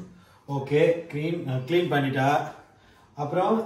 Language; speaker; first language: Tamil; non-native, learner; Telugu